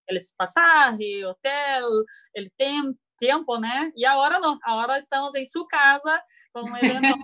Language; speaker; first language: Spanish; non-native, learner; Portuguese